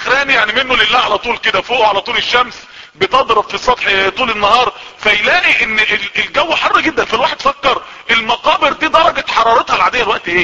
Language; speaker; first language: Arabic; native; Arabic